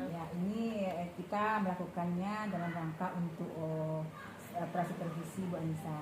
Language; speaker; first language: Indonesian; native; Indonesian